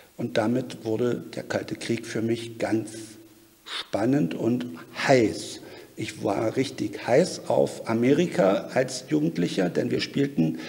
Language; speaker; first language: German; native; German